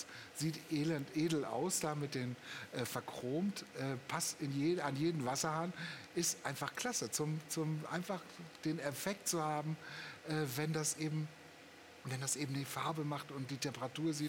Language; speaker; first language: German; native; German